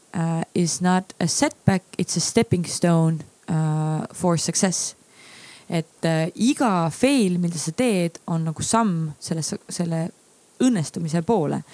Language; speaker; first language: Estonian; native; Estonian